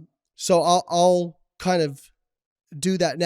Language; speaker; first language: English; native; English